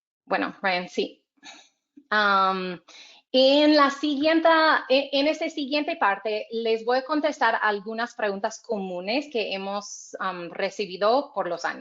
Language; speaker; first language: Spanish; non-native, fluent; English